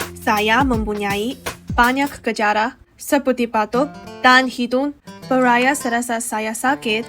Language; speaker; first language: Malay; non-native, learner; Chinese